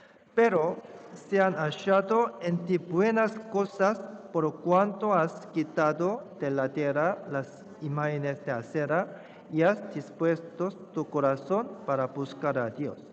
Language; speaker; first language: Spanish; non-native, fluent; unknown